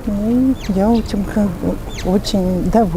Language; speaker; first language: Russian; non-native, local second language; Kazakh